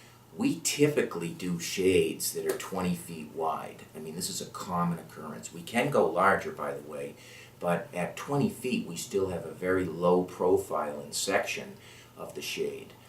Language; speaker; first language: English; native; English